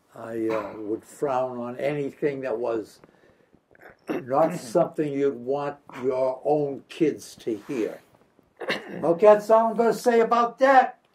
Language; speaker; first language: English; native; English